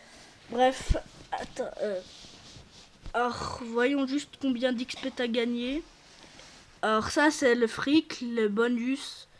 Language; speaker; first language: French; native; French